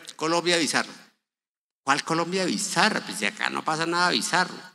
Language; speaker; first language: Spanish; native; Spanish